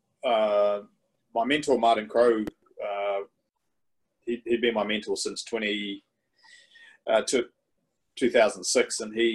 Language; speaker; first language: English; native; English